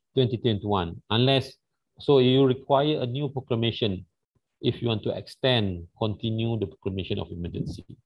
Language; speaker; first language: English; non-native, local second language; Malay